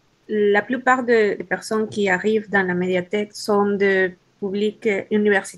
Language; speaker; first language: French; non-native, learner; Spanish